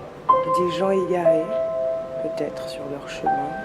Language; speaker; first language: French; native; French